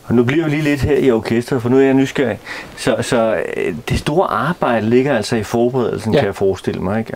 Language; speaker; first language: Danish; native; Danish